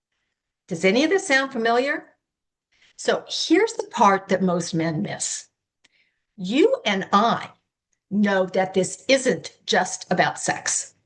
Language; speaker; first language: English; native; English